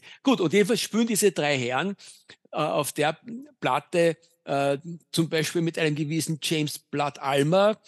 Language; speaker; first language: German; native; German